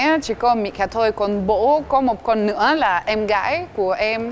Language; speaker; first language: Vietnamese; non-native, fluent; French